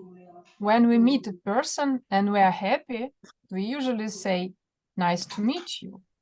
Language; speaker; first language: English; non-native, fluent; Russian